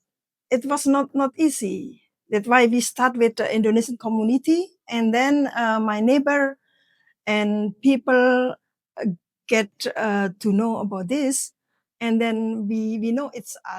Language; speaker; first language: English; non-native, learner; Indonesian